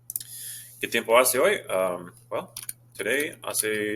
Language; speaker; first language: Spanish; non-native, fluent; English